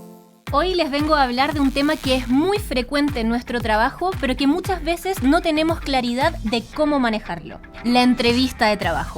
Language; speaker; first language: Spanish; native; Spanish